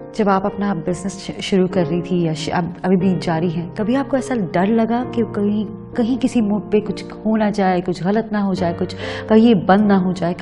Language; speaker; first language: Urdu; native; Urdu